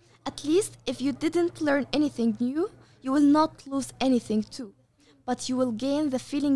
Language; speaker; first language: English; non-native, fluent; Arabic